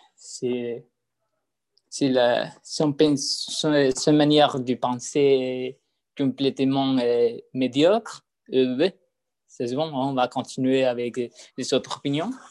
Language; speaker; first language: French; non-native, learner; Spanish